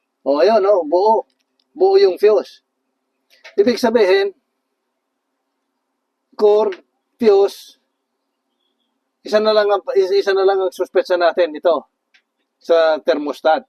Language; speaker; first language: Filipino; native; Filipino